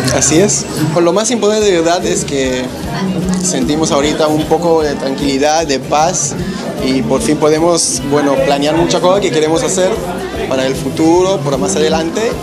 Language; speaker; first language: Spanish; non-native, fluent; Hebrew